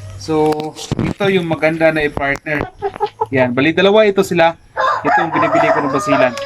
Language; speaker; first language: Filipino; non-native, local second language; Cebuano